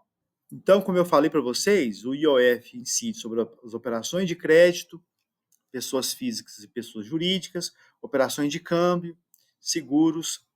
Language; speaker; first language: Portuguese; native; Portuguese